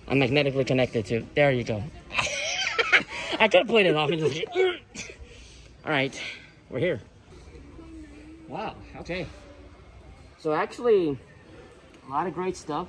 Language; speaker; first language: English; native; English